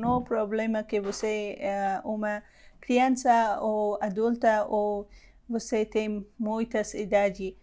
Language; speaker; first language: Portuguese; non-native, learner; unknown